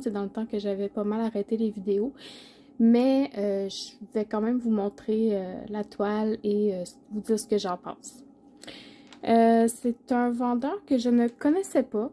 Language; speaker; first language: French; native; French